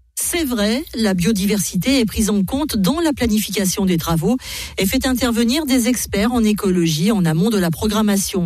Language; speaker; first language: French; native; French